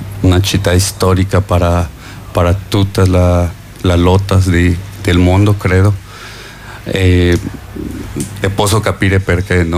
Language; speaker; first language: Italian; non-native, learner; Spanish